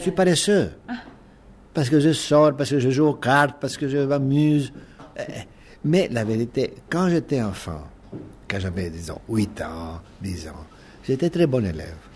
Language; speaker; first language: French; non-native, fluent; Greek